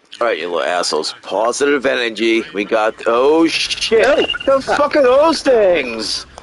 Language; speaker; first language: English; native; English